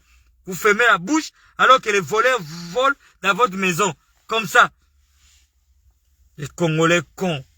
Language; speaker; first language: French; non-native, local second language; Lingala